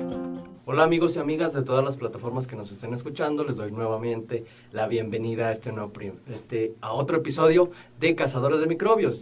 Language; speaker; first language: Spanish; native; Spanish